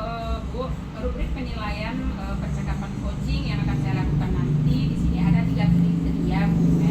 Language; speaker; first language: Indonesian; native; Indonesian